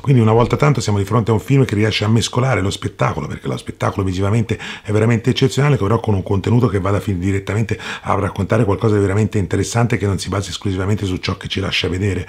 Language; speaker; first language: Italian; native; Italian